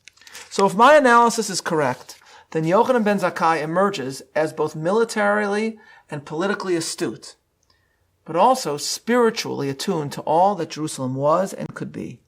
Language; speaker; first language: English; native; English